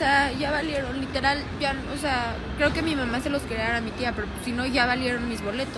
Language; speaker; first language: Spanish; native; Spanish